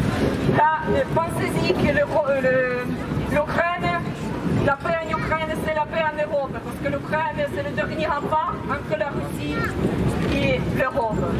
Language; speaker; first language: French; non-native, fluent; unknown